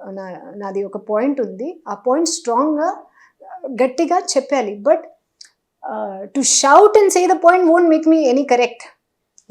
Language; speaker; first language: Telugu; non-native, local second language; Hindi